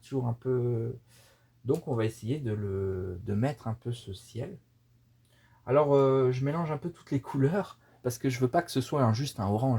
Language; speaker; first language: French; native; French